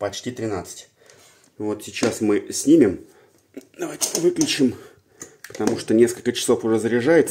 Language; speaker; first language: Russian; native; Russian